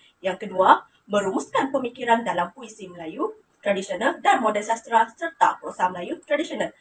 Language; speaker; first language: Malay; non-native, local second language; Iban